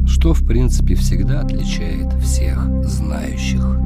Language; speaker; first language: Russian; native; Russian